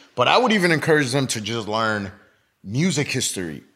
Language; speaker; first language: English; native; English